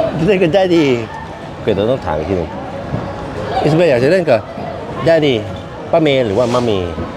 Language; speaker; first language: Thai; non-native, fluent; Norwegian